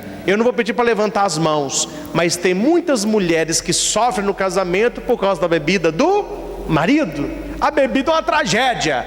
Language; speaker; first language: Portuguese; native; Portuguese